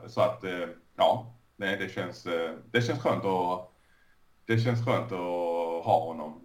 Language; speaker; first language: Swedish; early bilingual, other home language; Persian